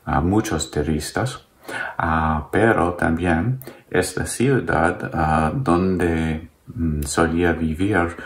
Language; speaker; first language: Spanish; non-native, learner; English